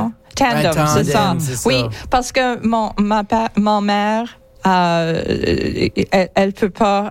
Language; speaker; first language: French; non-native, local second language; English